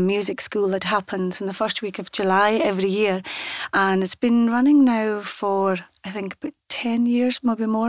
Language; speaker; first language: English; non-native, local second language; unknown